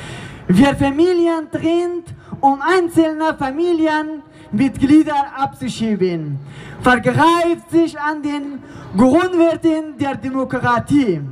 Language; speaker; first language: German; non-native, learner; Persian